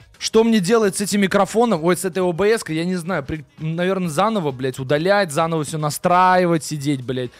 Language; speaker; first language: Russian; native; Russian